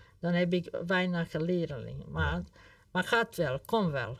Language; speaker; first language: Dutch; non-native, learner; Serbian